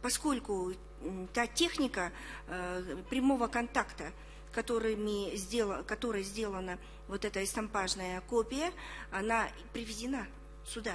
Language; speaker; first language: Russian; native; Russian